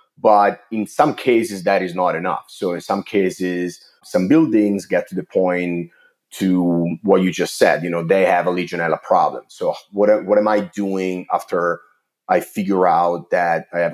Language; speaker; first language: English; non-native, fluent; Italian